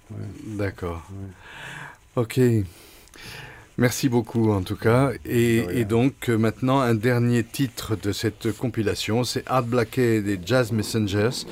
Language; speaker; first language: French; native; French